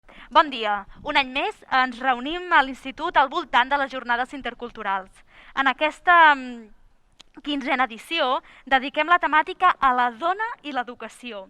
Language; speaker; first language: Catalan; native; Catalan